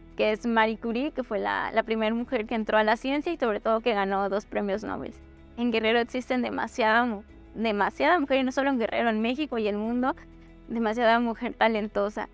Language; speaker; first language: Spanish; native; Spanish